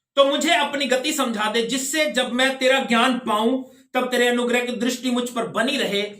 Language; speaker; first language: Hindi; non-native, local second language; Punjabi